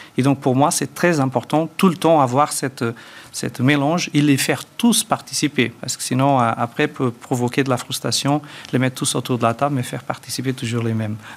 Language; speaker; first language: French; early bilingual, other home language; Portuguese